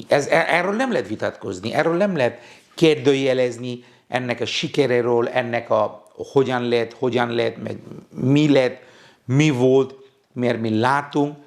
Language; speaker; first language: Hungarian; non-native, fluent; Bangla